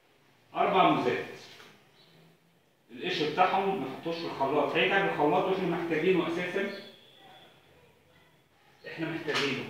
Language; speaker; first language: Arabic; native; Arabic